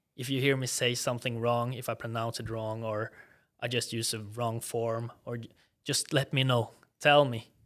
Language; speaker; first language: English; non-native, fluent; Norwegian